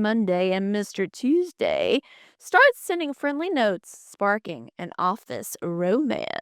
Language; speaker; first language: English; native; English